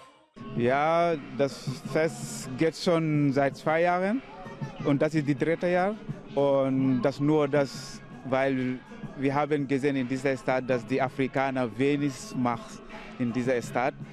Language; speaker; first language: German; non-native, learner; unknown